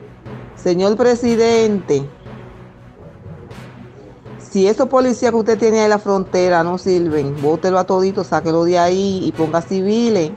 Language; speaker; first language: Spanish; native; Spanish